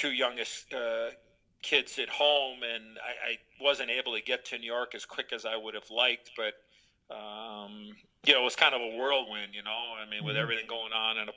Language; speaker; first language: English; native; English